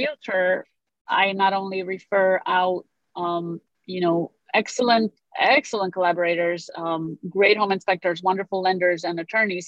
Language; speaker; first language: English; non-native, fluent; Romanian